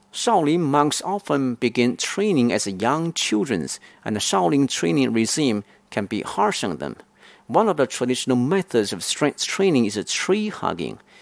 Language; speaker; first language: English; non-native, fluent; Chinese